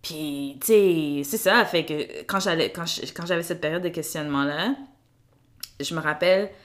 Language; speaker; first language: French; early bilingual, other home language; Kinyarwanda